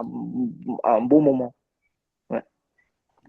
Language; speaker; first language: French; non-native, fluent; Vietnamese